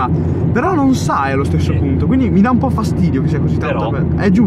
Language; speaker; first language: Italian; native; Italian